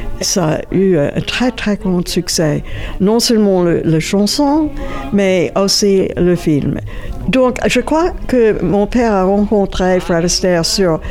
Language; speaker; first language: French; non-native, fluent; English